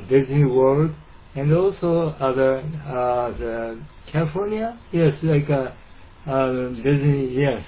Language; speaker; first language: English; non-native, learner; Japanese